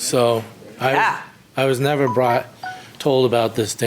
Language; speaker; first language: English; native; English